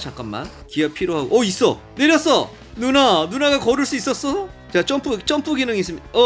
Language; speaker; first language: Korean; native; Korean